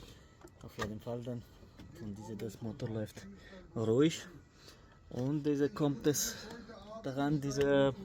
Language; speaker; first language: German; non-native, learner; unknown